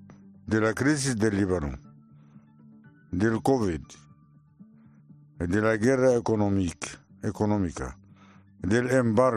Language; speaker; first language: Spanish; non-native, learner; Arabic